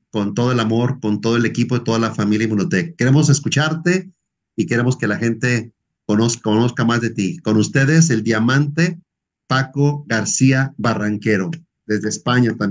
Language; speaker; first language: Spanish; native; Spanish